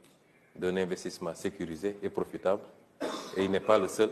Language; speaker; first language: French; non-native, local second language; Wolof